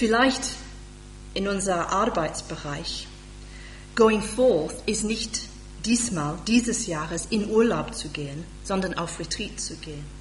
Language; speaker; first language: German; non-native, fluent; English